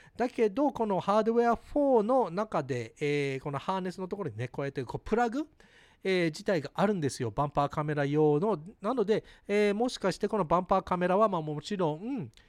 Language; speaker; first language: Japanese; early bilingual, heritage; Japanese